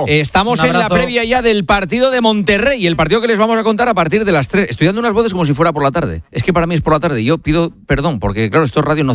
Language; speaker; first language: Spanish; native; Spanish